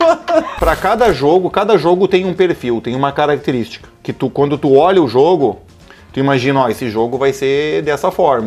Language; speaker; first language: Portuguese; native; Portuguese